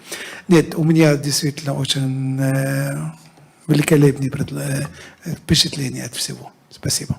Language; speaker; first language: Russian; non-native, fluent; Arabic